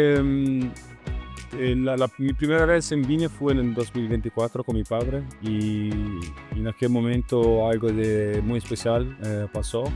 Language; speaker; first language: Spanish; non-native, learner; Italian